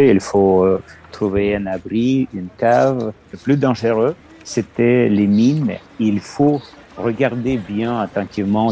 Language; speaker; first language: French; non-native, fluent; Ukrainian